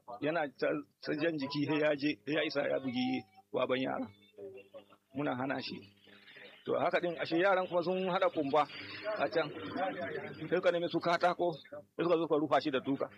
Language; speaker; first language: Hausa; native; Hausa